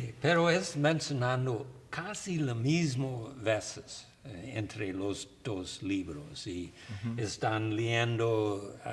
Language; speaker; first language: Spanish; non-native, learner; English